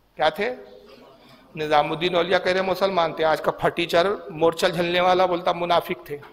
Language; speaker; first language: Urdu; native; Urdu